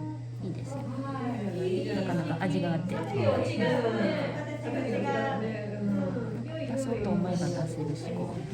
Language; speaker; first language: Japanese; native; Japanese